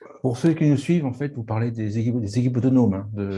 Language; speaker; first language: French; native; French